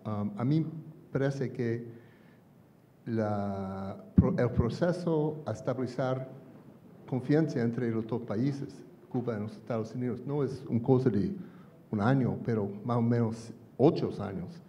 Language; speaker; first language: Spanish; non-native, learner; English